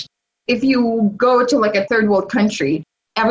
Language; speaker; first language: English; non-native, local second language; Hiligaynon